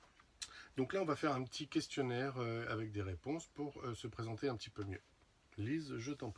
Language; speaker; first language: French; native; French